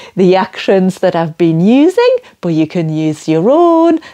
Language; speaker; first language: English; non-native, fluent; French